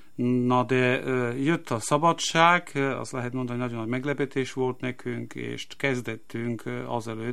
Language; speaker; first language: Hungarian; non-native, local second language; Slovak